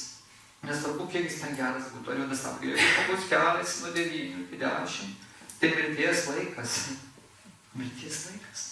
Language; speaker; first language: Lithuanian; native; Lithuanian